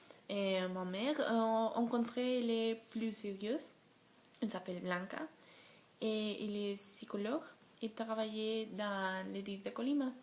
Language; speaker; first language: French; non-native, learner; Spanish